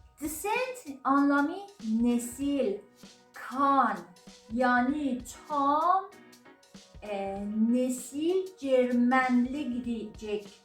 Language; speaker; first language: Turkish; non-native, learner; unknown